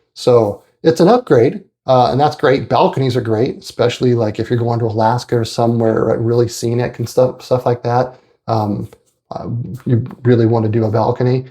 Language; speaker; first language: English; native; English